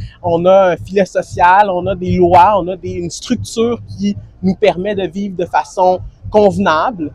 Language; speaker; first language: French; native; French